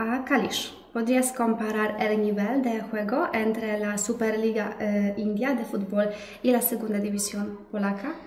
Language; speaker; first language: Spanish; non-native, fluent; Polish